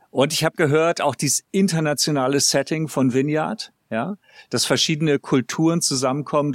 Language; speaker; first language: German; native; German